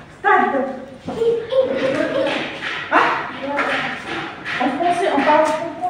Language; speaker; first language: French; non-native, local second language; Arabic